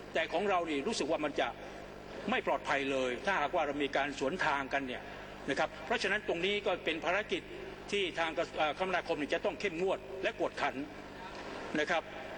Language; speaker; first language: Thai; non-native, local second language; Pattani Malay